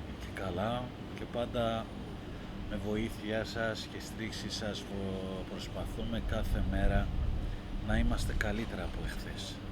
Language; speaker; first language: Greek; non-native, learner; Persian